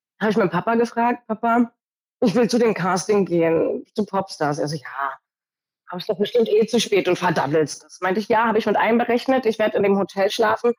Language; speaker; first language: German; early bilingual, other home language; Portuguese